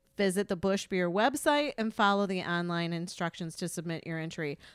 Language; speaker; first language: English; native; English